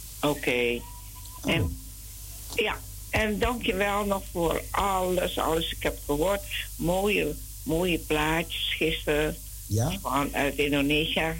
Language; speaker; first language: Dutch; non-native, fluent; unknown